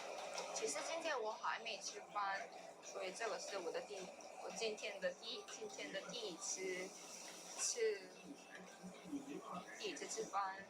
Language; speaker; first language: Chinese; non-native, learner; Korean